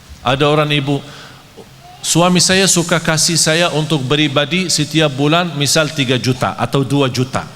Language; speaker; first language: Malay; non-native, fluent; Arabic